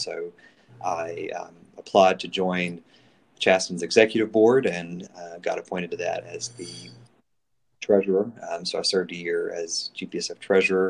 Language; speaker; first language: English; native; English